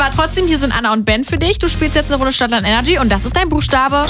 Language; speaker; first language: German; native; German